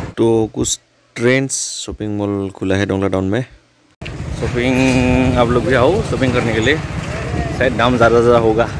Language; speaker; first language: Hindi; non-native, local second language; Bodo